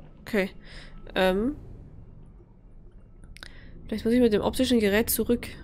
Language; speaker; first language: German; native; German